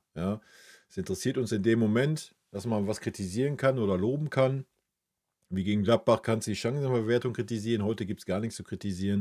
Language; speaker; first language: German; native; German